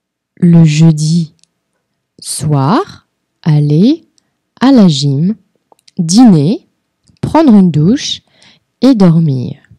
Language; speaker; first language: French; non-native, fluent; Portuguese